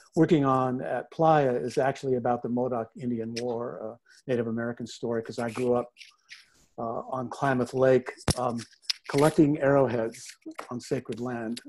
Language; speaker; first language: English; native; English